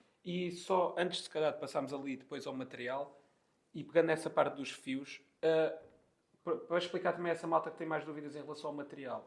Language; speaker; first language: Portuguese; native; Portuguese